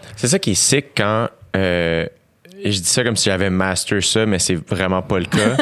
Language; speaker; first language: French; native; French